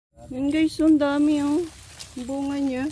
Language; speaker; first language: Filipino; non-native, local second language; Aklanon